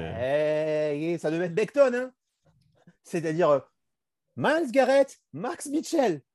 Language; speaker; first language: French; native; French